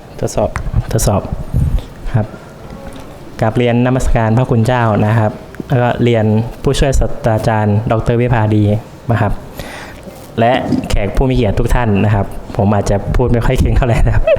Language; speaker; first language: Thai; native; Thai